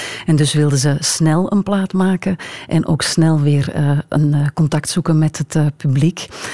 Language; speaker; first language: Dutch; native; Dutch